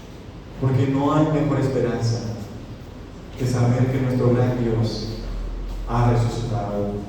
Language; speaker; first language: Spanish; native; Spanish